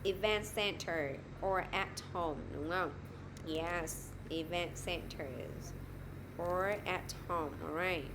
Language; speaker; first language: English; non-native, fluent; Vietnamese